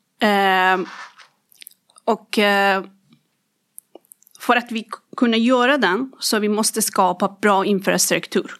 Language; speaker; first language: Swedish; non-native, fluent; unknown